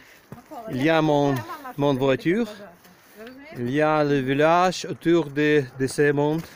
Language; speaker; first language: French; non-native, learner; Ukrainian